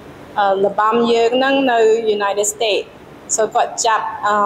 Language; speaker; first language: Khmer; early bilingual, heritage; Khmer